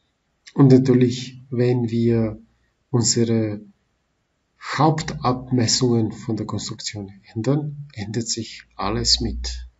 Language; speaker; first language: German; non-native, fluent; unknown